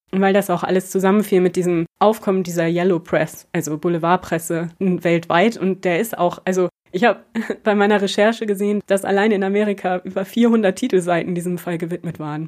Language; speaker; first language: German; native; German